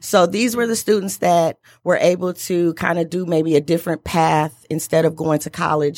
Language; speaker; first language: English; native; English